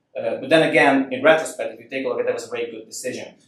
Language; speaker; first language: English; non-native, fluent; Hungarian